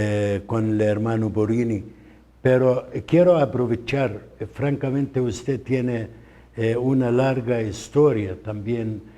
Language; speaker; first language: Spanish; non-native, fluent; Arabic